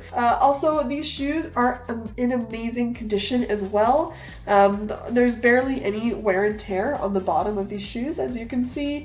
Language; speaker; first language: English; native; English